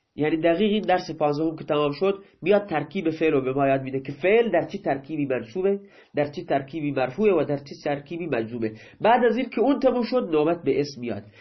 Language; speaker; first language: Persian; non-native, local second language; Baluchi